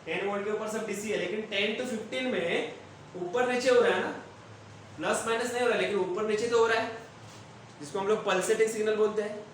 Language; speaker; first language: Hindi; non-native, local second language; Marathi